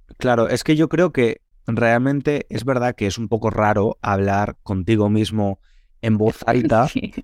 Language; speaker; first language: Spanish; native; Spanish